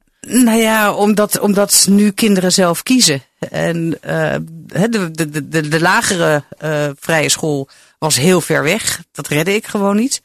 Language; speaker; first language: Dutch; native; Dutch